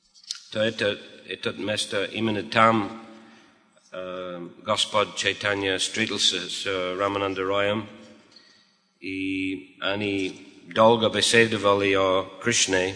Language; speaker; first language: Russian; non-native, fluent; English